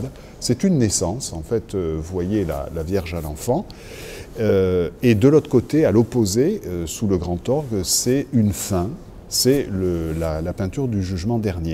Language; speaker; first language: French; native; French